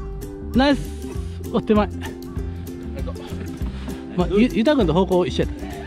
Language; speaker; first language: Japanese; native; Japanese